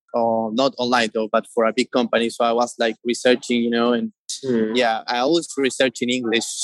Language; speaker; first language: English; non-native, fluent; Spanish